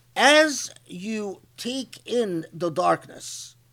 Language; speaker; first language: English; non-native, fluent; Arabic